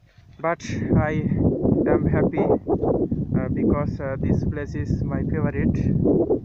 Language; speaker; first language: English; non-native, learner; Bangla